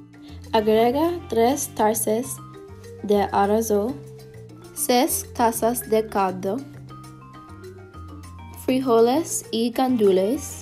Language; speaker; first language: Spanish; non-native, learner; English